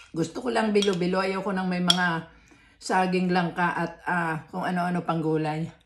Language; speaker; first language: Filipino; native; Filipino